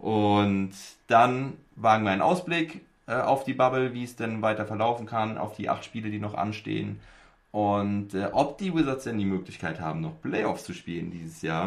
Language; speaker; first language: German; native; German